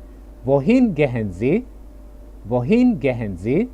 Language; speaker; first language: German; non-native, learner; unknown